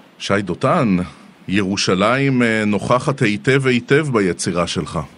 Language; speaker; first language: Hebrew; native; Hebrew